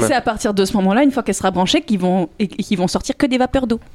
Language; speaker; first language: French; native; French